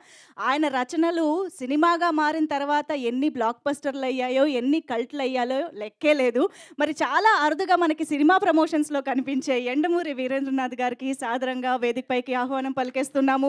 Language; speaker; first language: Telugu; native; Telugu